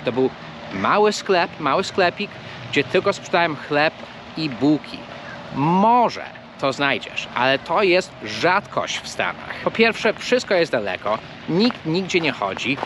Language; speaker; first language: Polish; non-native, fluent; English